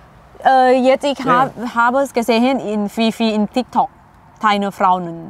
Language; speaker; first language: German; non-native, learner; Thai